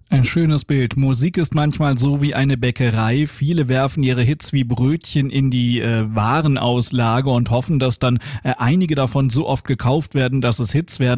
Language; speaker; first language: German; native; German